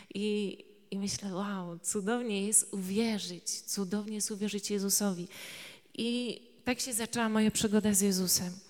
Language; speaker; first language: Polish; native; Polish